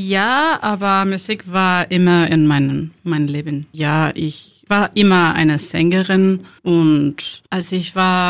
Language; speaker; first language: German; non-native, learner; Spanish